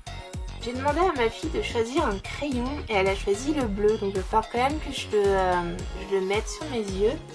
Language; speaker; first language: French; native; French